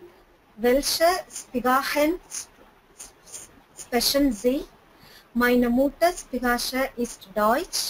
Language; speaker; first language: German; non-native, learner; Tamil